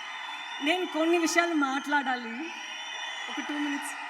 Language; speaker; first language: Telugu; non-native, fluent; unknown